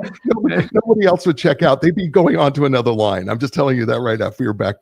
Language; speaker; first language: English; native; English